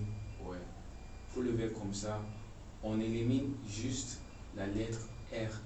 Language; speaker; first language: French; non-native, fluent; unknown